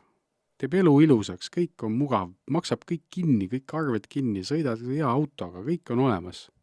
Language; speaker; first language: Estonian; native; Estonian